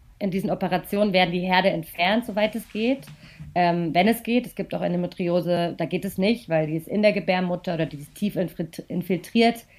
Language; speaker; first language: German; native; German